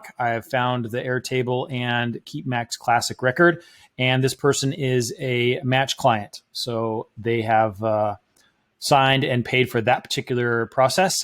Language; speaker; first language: English; native; English